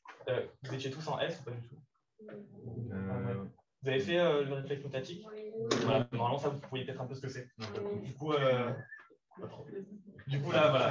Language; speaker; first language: French; native; French